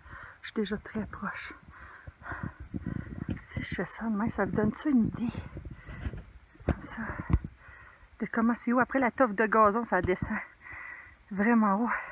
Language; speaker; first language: French; native; French